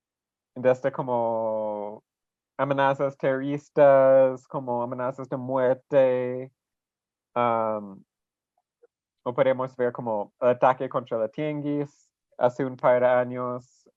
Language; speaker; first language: Spanish; non-native, fluent; English